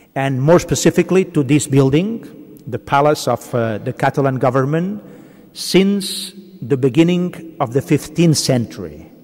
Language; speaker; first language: English; non-native, fluent; Catalan